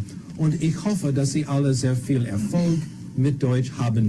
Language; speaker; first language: German; non-native, fluent; English